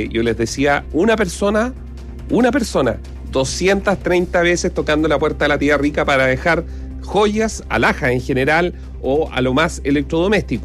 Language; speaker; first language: Spanish; native; Spanish